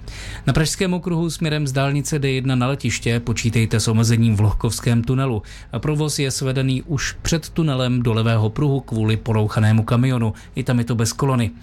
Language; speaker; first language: Czech; native; Czech